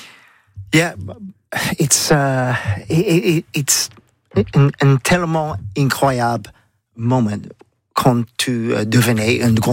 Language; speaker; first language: French; non-native, learner; English